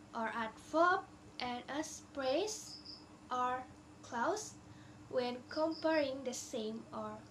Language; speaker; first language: English; non-native, learner; Indonesian